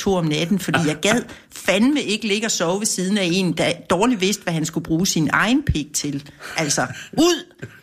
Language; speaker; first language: Danish; native; Danish